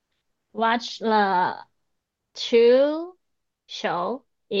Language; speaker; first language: English; non-native, learner; Chinese